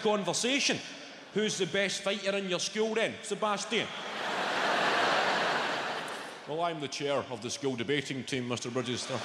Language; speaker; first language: English; native; English